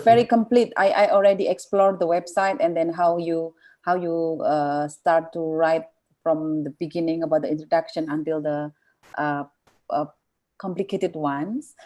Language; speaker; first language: English; non-native, fluent; Indonesian